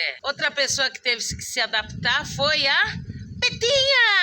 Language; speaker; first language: Portuguese; native; Portuguese